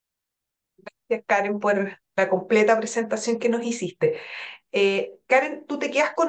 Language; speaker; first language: Spanish; native; Spanish